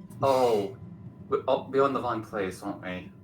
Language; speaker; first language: English; native; English